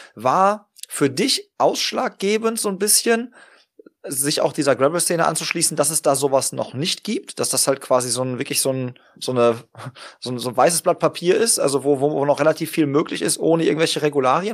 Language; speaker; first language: German; native; German